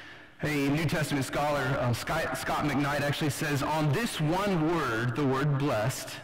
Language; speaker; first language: English; native; English